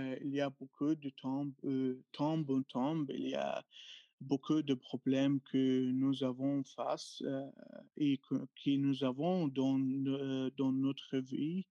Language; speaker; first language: French; non-native, learner; Arabic